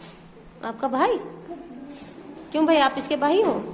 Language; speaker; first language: Hindi; non-native, local second language; Kashmiri